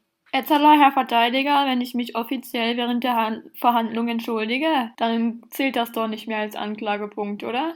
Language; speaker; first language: German; native; German